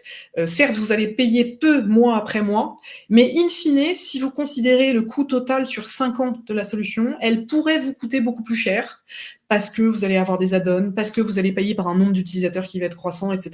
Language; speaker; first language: French; native; French